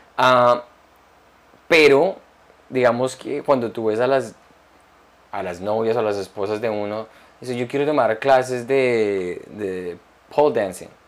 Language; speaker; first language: Spanish; early bilingual, heritage; Spanish